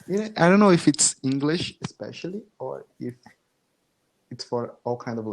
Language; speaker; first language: English; non-native, fluent; Portuguese